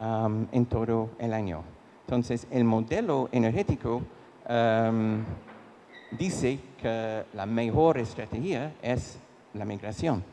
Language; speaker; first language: Spanish; non-native, fluent; English